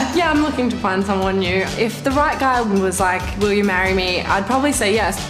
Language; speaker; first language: English; native; English